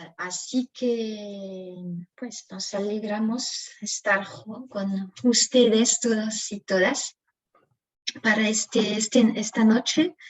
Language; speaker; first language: Spanish; non-native, fluent; French